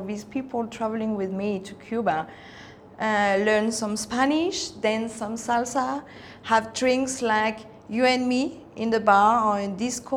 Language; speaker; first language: English; non-native, fluent; Spanish